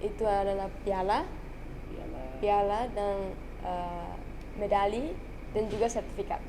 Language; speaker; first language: Indonesian; non-native, learner; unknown